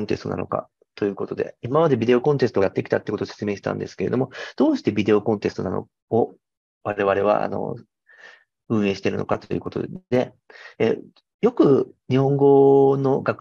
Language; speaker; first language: Japanese; native; Japanese